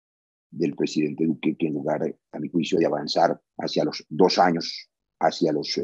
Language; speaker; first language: Spanish; native; Spanish